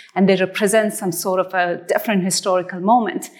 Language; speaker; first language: English; non-native, fluent; Persian